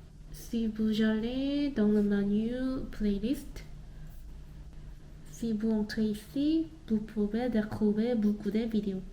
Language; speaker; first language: French; non-native, learner; Korean